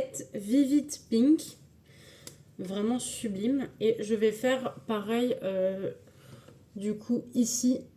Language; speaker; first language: French; native; French